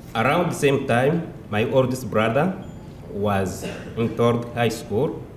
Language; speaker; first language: English; non-native, local second language; Kinyarwanda